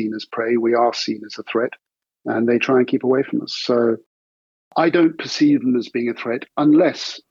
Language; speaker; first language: English; native; English